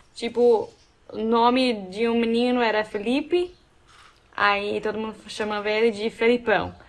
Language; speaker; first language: Portuguese; non-native, fluent; English